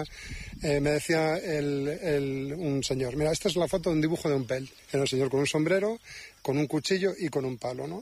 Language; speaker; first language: Spanish; native; Spanish